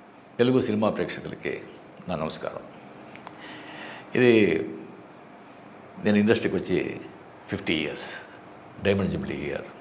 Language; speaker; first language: Telugu; non-native, local second language; Marathi